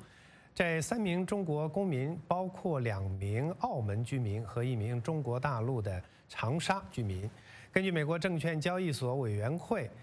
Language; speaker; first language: Chinese; native; Chinese